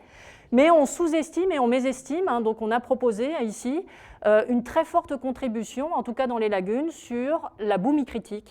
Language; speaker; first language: French; native; French